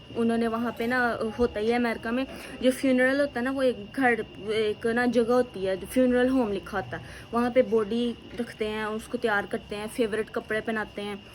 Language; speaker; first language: Hindi; native; Hindi